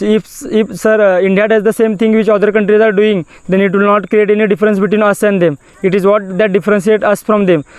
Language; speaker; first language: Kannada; non-native, local second language; Marathi